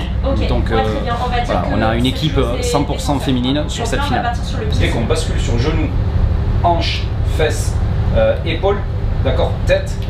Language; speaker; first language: French; native; French